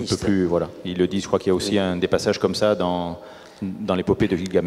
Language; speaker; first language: French; native; French